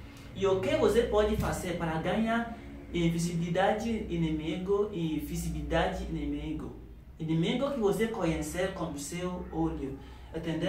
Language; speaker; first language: Portuguese; non-native, learner; Yoruba